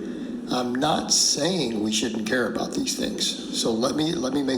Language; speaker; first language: English; native; English